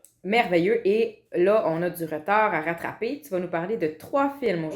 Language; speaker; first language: French; native; French